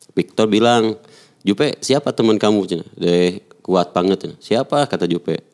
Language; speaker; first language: Indonesian; native; Indonesian